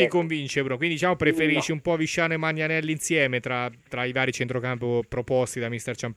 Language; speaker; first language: Italian; native; Italian